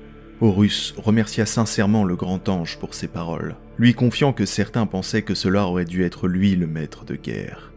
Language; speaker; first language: French; native; French